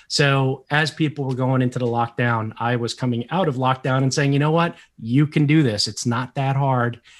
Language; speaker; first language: English; early bilingual, other home language; Portuguese